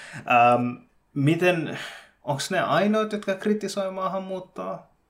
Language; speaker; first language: Finnish; early bilingual, other home language; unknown